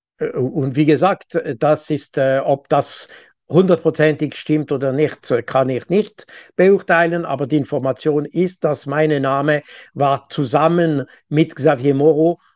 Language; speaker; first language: German; non-native, local second language; French